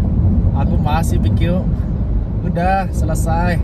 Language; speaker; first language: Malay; non-native, learner; Chinese